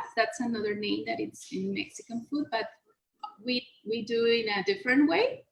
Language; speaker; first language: English; non-native, learner; Spanish